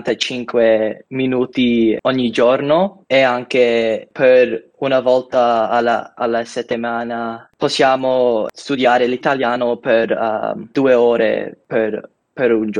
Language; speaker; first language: Italian; non-native, learner; English